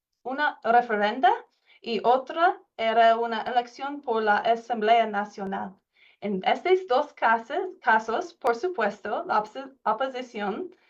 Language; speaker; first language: Spanish; non-native, learner; English